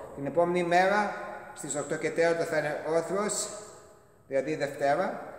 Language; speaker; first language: Greek; early bilingual, heritage; Greek